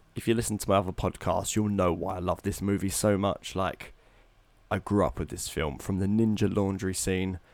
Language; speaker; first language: English; native; English